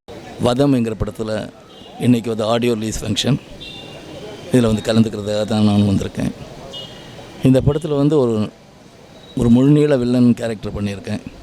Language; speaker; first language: Tamil; native; Tamil